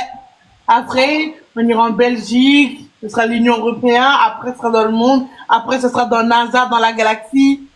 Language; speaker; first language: French; native; French